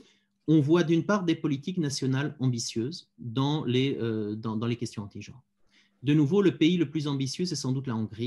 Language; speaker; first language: French; native; French